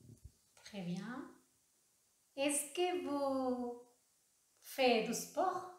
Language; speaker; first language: French; non-native, learner; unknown